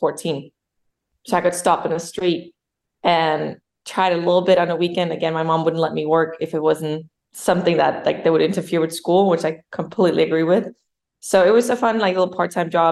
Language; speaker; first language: English; non-native, fluent; Danish